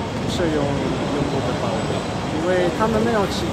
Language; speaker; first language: Chinese; non-native, learner; Italian